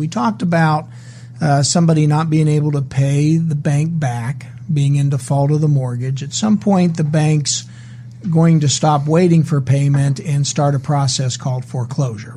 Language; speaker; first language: English; native; English